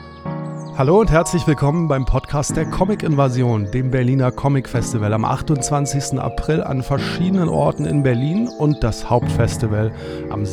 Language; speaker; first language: German; native; German